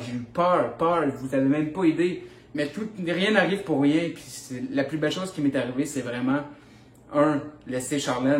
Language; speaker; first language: French; native; French